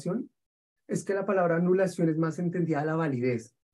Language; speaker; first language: Spanish; native; Spanish